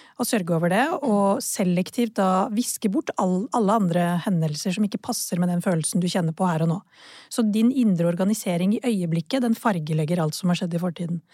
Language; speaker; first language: Norwegian; early bilingual, other home language; Urdu